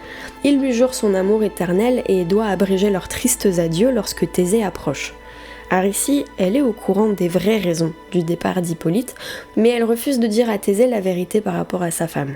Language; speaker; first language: French; native; French